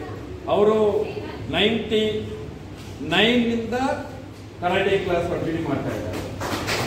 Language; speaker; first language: Kannada; non-native, local second language; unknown